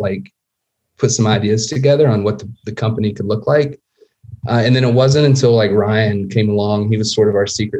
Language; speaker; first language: English; native; English